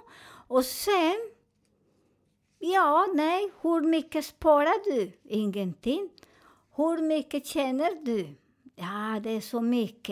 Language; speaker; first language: Swedish; non-native, learner; Spanish